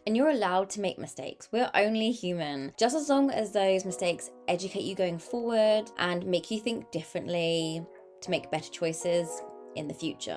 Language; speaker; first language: English; native; English